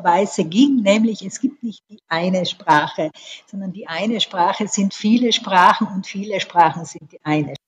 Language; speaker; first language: German; native; German